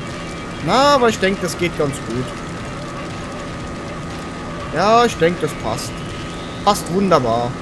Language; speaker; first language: German; native; German